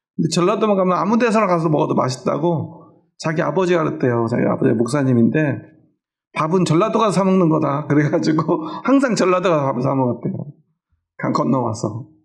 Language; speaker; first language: Korean; native; Korean